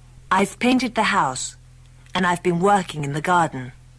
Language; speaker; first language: English; native; English